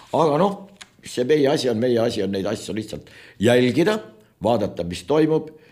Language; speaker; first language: Estonian; native; Estonian